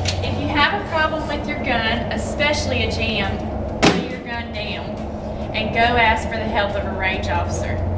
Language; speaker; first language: English; native; English